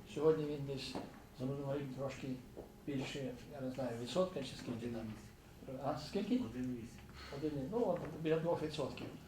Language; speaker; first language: Ukrainian; native; Ukrainian